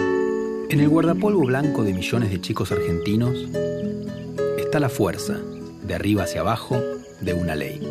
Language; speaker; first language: Spanish; native; Spanish